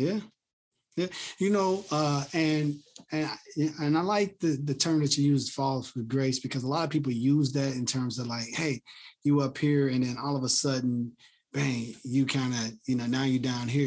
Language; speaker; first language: English; native; English